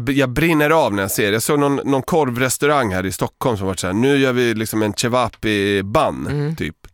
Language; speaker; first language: Swedish; early bilingual, other home language; Serbian